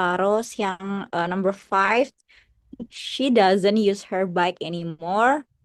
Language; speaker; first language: English; non-native, learner; Indonesian